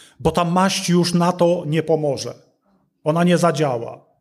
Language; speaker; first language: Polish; non-native, learner; Russian